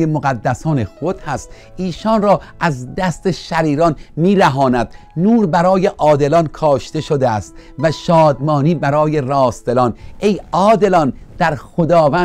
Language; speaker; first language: Persian; native; Persian